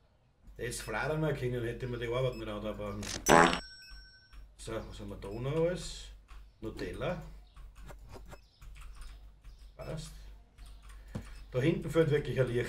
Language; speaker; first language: German; native; German